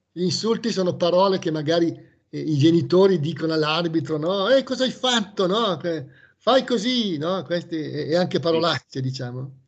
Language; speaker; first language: Italian; native; Italian